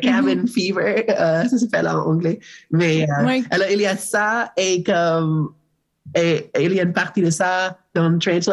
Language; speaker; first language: French; non-native, learner; English